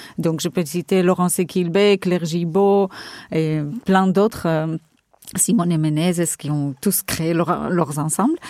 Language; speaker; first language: French; non-native, fluent; Portuguese